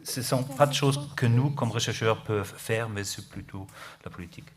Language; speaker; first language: French; non-native, learner; German